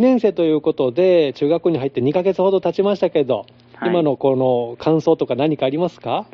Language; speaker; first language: Japanese; native; Japanese